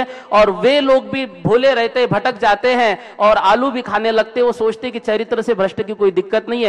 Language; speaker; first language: Hindi; native; Hindi